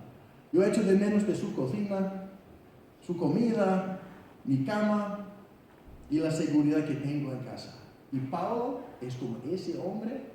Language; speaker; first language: Spanish; non-native, fluent; Icelandic